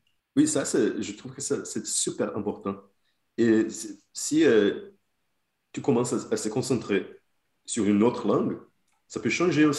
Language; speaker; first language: French; non-native, fluent; Portuguese